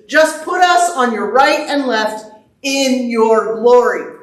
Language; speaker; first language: English; native; English